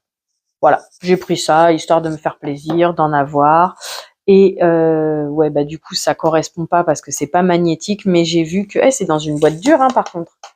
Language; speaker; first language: French; native; French